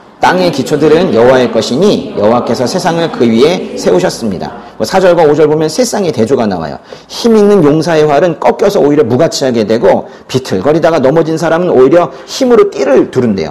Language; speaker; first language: Korean; native; Korean